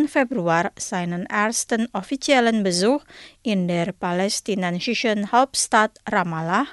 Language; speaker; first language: German; non-native, fluent; Indonesian